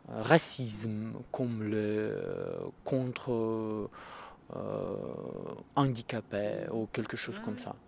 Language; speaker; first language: French; non-native, learner; Russian